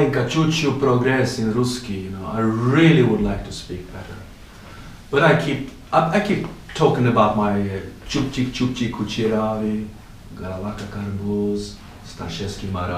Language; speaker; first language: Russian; non-native, learner; Swedish